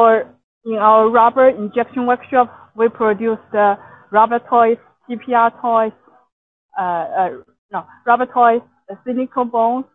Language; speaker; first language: English; non-native, local second language; Chinese